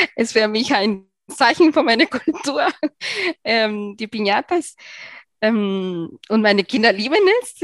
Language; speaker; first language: German; non-native, fluent; Spanish